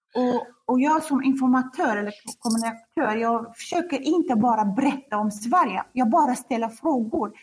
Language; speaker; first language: Swedish; non-native, fluent; Kurdish